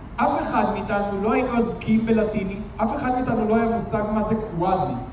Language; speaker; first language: Hebrew; native; Hebrew